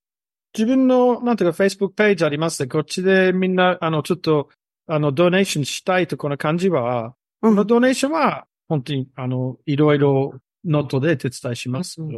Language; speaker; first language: Japanese; non-native, learner; English